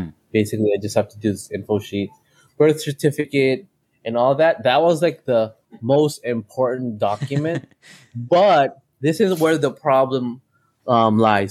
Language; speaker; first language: English; non-native, local second language; Cebuano